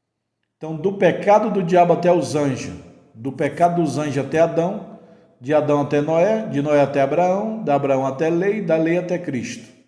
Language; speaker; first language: Portuguese; native; Portuguese